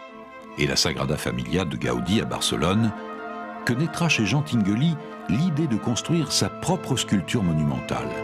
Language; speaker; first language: French; native; French